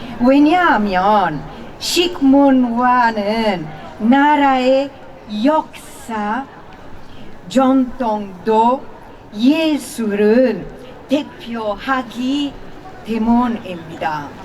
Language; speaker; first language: Korean; non-native, learner; Italian